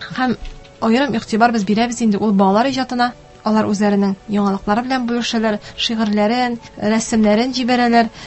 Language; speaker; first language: Tatar; native; Tatar